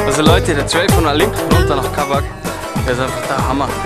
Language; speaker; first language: German; native; German